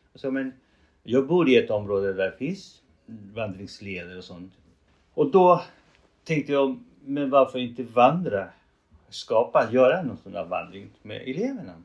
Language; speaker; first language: Swedish; non-native, fluent; Spanish